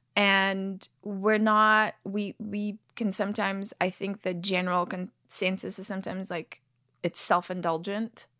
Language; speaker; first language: English; native; English